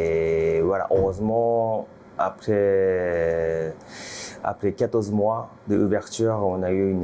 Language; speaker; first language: French; non-native, fluent; Japanese